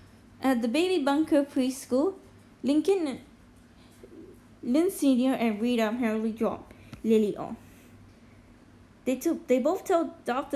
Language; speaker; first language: English; native; English